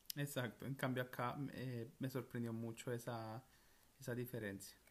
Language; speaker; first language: Spanish; non-native, fluent; Italian